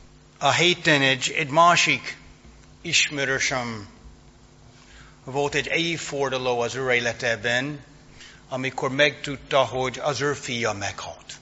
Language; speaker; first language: Hungarian; non-native, fluent; English